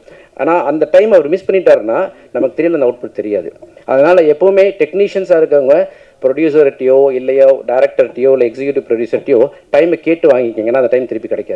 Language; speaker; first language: Tamil; native; Tamil